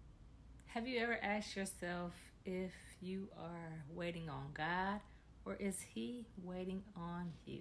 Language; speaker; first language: English; native; English